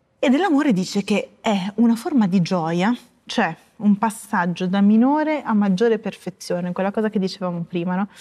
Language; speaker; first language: Italian; native; Italian